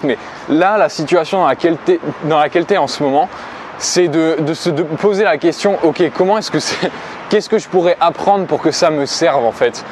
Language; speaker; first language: French; native; French